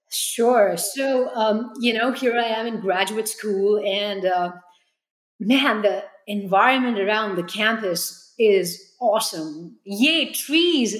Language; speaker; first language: English; non-native, local second language; Hindi